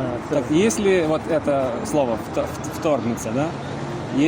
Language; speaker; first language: Russian; non-native, learner; Lithuanian